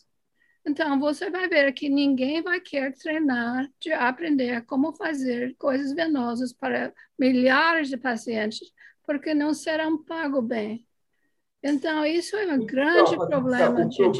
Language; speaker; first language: Portuguese; non-native, fluent; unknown